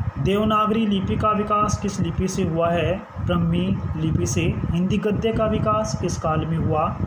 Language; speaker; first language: Hindi; native; Hindi